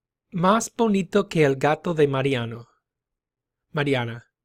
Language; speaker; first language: Spanish; non-native, fluent; English